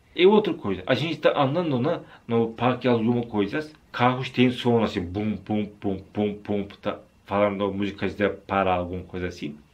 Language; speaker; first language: Portuguese; non-native, learner; Turkish